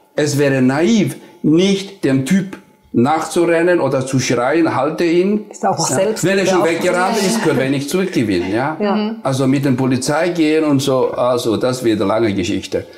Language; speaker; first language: German; non-native, fluent; Nepali